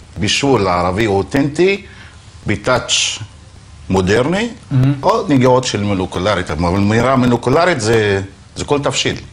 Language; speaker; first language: Hebrew; non-native, local second language; Arabic